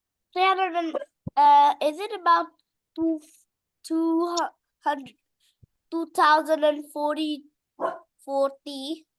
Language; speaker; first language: English; non-native, fluent; Indonesian